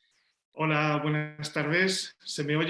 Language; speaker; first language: Spanish; native; Spanish